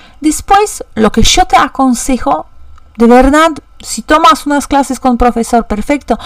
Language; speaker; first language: Spanish; non-native, fluent; Polish